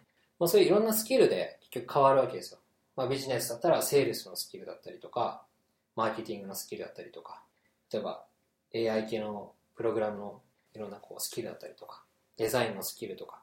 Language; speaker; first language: Japanese; native; Japanese